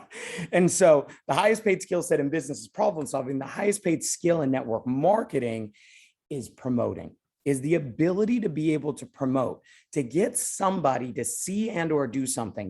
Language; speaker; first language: English; native; English